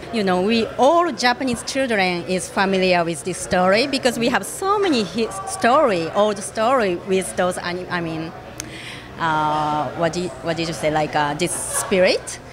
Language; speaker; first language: English; non-native, fluent; Japanese